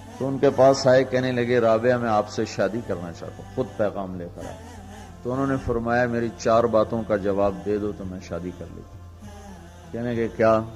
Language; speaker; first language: Urdu; non-native, local second language; Punjabi